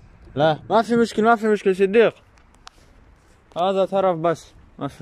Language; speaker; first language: Arabic; non-native, learner; Tajik